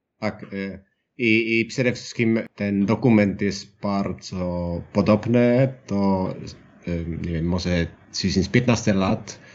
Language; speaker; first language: Polish; non-native, learner; Finnish